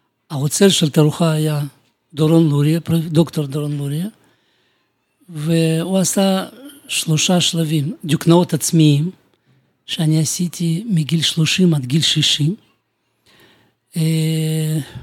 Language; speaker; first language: Hebrew; non-native, fluent; Russian